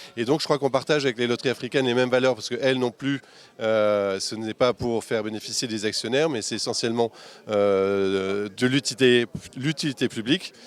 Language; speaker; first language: French; native; French